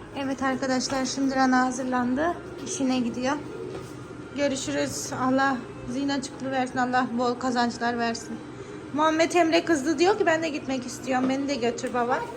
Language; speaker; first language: Turkish; native; Turkish